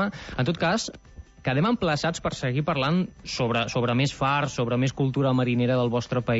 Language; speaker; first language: Catalan; native; Catalan